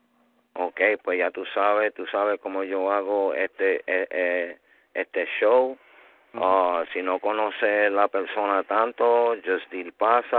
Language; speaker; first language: Spanish; early bilingual, heritage; Spanish